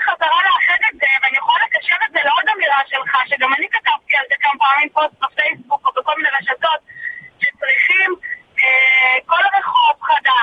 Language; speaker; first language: Hebrew; native; Hebrew